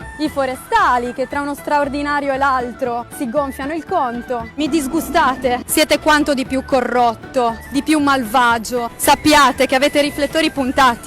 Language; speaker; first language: Italian; native; Italian